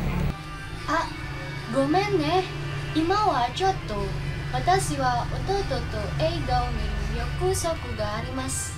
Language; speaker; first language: Japanese; non-native, learner; Indonesian